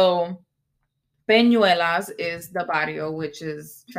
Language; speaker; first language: English; early bilingual, other home language; Spanish